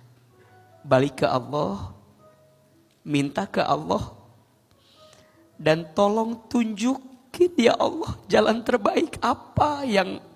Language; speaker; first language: Indonesian; native; Indonesian